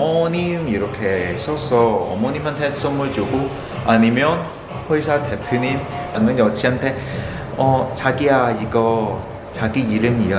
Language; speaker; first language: Korean; non-native, fluent; Cantonese